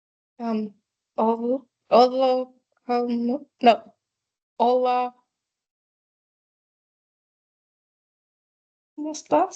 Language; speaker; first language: Spanish; non-native, learner; English